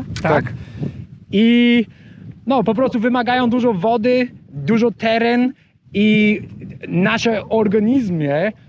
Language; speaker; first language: Polish; non-native, learner; English